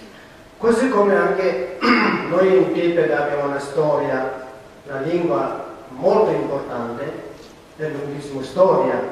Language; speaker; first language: Italian; non-native, learner; Tibetan